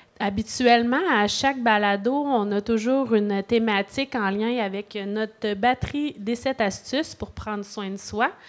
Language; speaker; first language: French; native; French